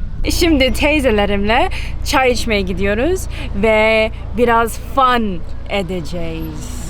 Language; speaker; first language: Turkish; early bilingual, heritage; Turkish